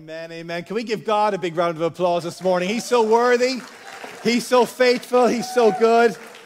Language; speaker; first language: English; native; English